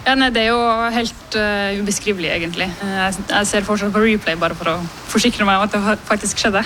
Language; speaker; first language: Norwegian; native; Norwegian